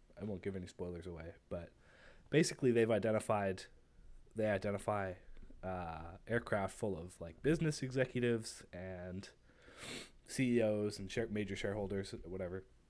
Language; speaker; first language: English; native; English